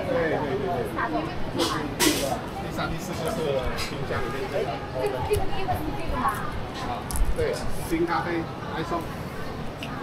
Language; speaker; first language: Chinese; non-native, local second language; Cantonese